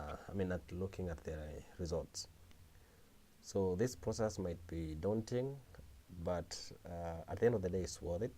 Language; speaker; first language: English; non-native, local second language; Swahili